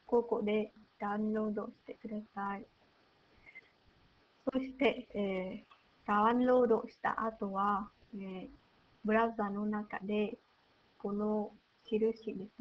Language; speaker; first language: Japanese; non-native, learner; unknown